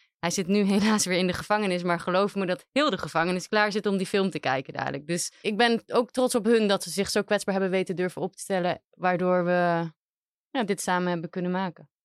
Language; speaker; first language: Dutch; native; Dutch